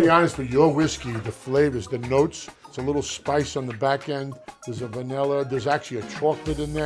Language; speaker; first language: English; native; English